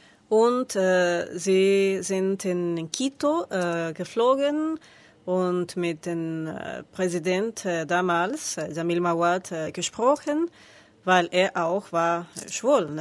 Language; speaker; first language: German; non-native, learner; Spanish